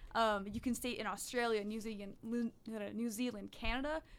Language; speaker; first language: English; early bilingual, other home language; Dutch